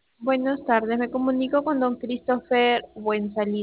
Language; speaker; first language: Spanish; native; Spanish